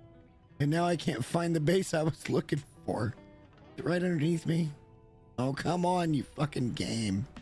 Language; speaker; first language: English; native; English